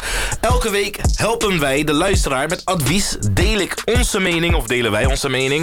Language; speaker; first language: Dutch; native; Dutch